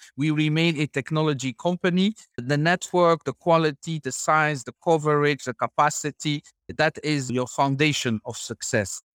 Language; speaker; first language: English; non-native, fluent; Dutch